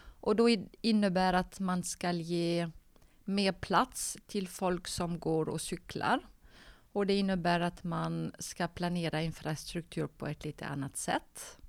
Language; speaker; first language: Swedish; non-native, fluent; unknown